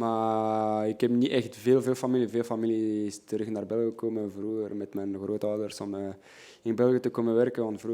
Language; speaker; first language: Dutch; non-native, local second language; French